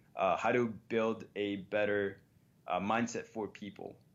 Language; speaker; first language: English; early bilingual, other home language; Spanish